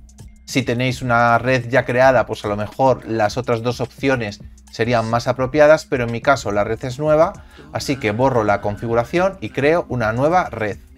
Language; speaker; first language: Spanish; native; Spanish